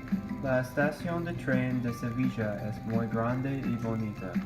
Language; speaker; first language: Spanish; non-native, learner; English